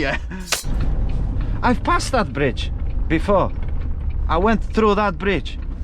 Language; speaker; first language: English; non-native, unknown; Polish